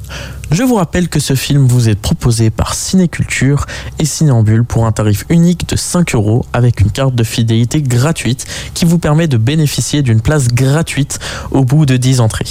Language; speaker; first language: French; native; French